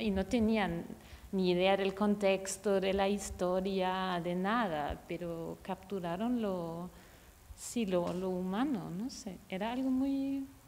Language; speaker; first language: Spanish; non-native, fluent; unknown